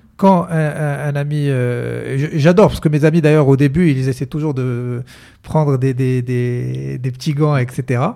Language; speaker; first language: French; non-native, local second language; Arabic